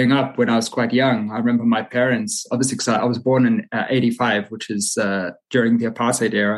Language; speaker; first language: English; native; English